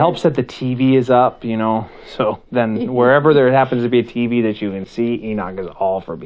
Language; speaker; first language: English; native; English